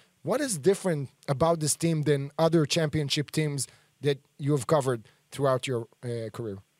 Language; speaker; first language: English; non-native, fluent; Hebrew